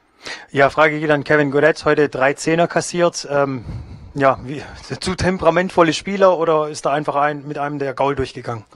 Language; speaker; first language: German; native; German